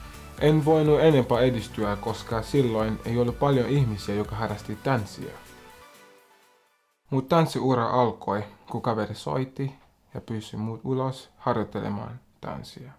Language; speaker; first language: Finnish; non-native, fluent; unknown